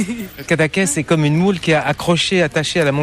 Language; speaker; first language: French; native; French